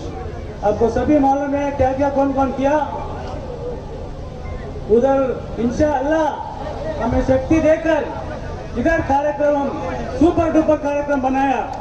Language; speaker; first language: Hindi; non-native, local second language; Kannada